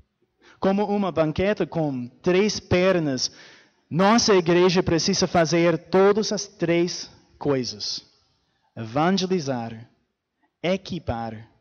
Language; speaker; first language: Portuguese; non-native, fluent; English